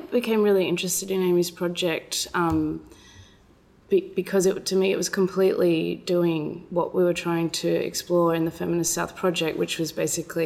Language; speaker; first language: English; native; English